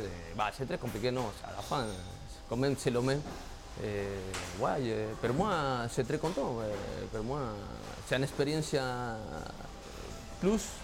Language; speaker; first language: French; non-native, learner; Spanish